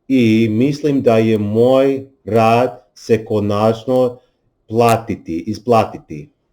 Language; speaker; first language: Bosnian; non-native, learner; English